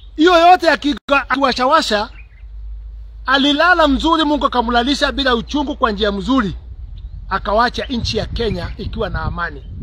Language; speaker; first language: Swahili; native; Swahili